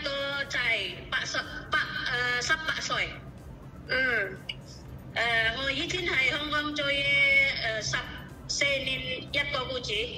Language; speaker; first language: Cantonese; non-native, learner; Indonesian